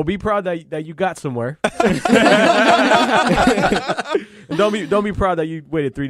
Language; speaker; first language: English; native; English